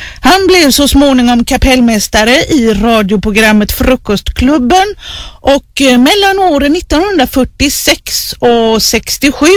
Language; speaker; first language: Swedish; native; Swedish